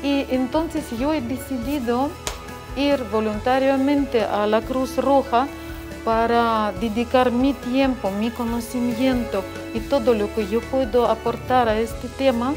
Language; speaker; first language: Spanish; non-native, fluent; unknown